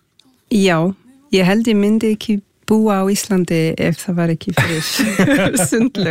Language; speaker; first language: Icelandic; non-native, fluent; French